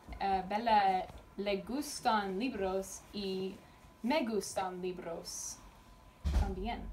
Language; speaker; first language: Spanish; non-native, learner; English